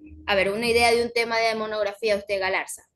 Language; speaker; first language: Spanish; native; Spanish